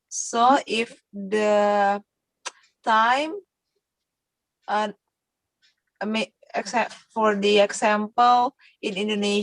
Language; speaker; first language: English; non-native, learner; Indonesian